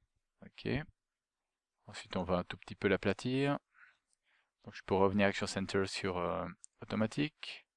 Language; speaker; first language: French; native; French